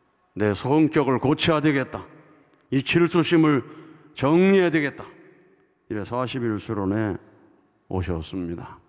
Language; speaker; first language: Korean; native; Korean